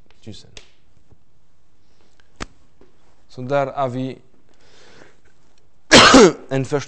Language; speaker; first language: Norwegian; non-native, fluent; French